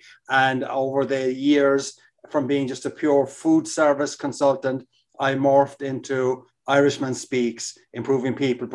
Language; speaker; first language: English; native; English